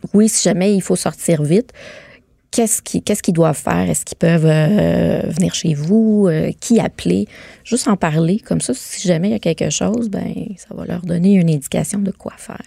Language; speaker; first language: French; native; French